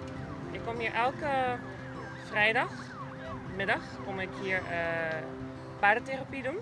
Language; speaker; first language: Dutch; non-native, local second language; Papiamento